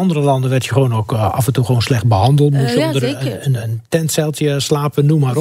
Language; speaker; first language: Dutch; native; Dutch